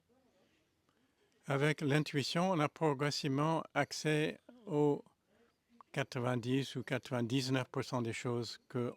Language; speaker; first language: French; non-native, fluent; English